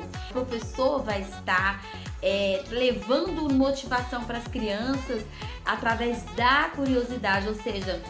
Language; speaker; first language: Portuguese; native; Portuguese